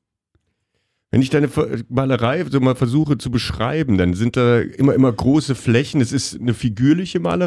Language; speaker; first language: German; native; German